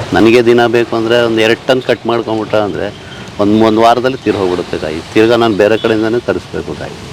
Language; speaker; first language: Kannada; native; Kannada